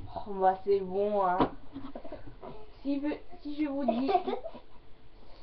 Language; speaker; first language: French; native; French